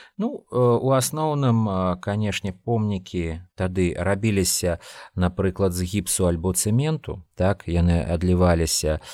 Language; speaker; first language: Belarusian; non-native, local second language; Russian